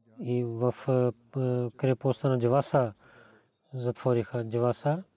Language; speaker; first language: Bulgarian; non-native, learner; Urdu